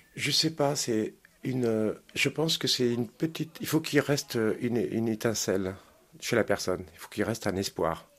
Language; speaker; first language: French; native; French